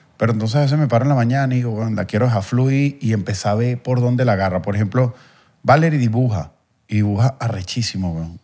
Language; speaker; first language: Spanish; native; Spanish